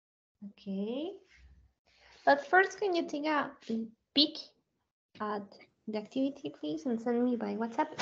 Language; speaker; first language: English; non-native, learner; Spanish